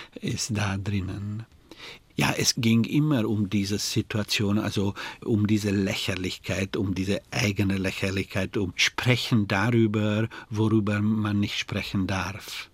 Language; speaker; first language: German; non-native, fluent; Hungarian